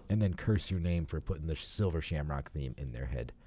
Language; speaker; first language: English; native; English